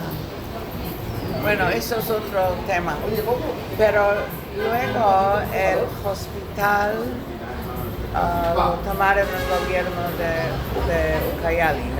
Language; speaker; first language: Spanish; non-native, learner; English